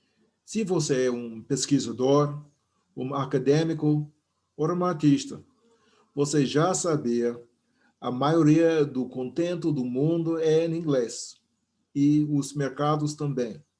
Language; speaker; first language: Portuguese; non-native, fluent; English